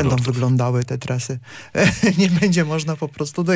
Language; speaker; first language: Polish; native; Polish